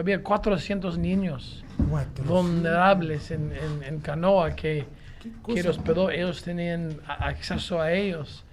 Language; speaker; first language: Spanish; non-native, fluent; English